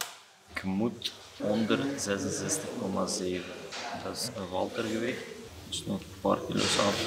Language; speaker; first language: Dutch; non-native, learner; Armenian